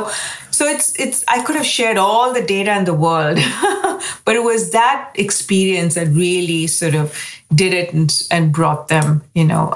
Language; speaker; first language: English; non-native, local second language; Hindi